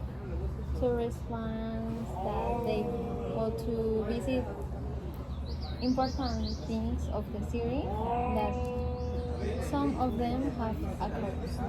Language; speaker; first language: English; non-native, learner; Spanish